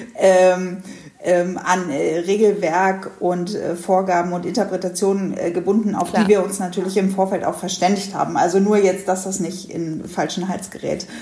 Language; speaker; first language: German; native; German